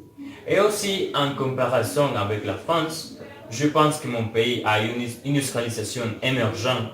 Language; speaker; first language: French; non-native, learner; Spanish